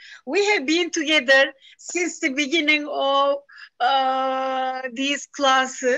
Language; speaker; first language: English; non-native, fluent; Turkish